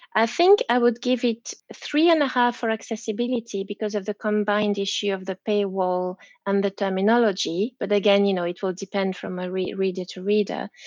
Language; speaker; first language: English; non-native, fluent; French